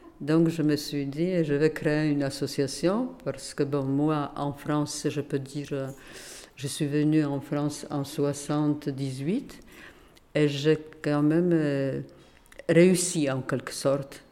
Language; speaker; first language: French; non-native, fluent; Polish